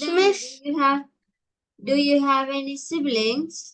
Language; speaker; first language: English; non-native, local second language; Tamil